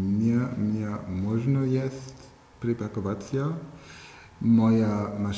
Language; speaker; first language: Russian; non-native, learner; German